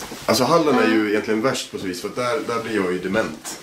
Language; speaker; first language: Swedish; native; Swedish